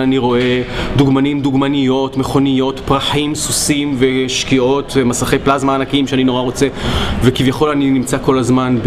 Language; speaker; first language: Hebrew; native; Hebrew